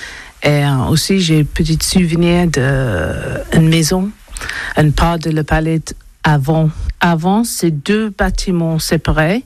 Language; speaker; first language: French; non-native, learner; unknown